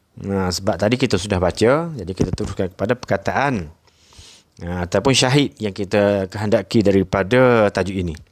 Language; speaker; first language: Malay; native; Malay